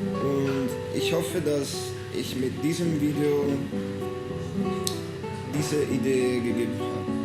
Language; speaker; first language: German; non-native, fluent; Italian